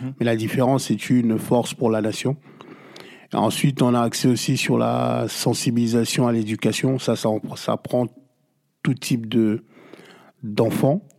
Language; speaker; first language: French; non-native, local second language; Lingala